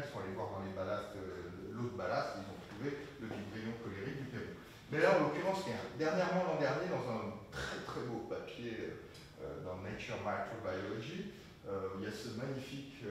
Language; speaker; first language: French; native; French